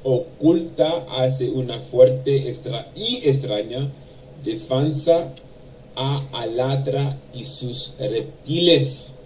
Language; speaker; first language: Spanish; non-native, learner; English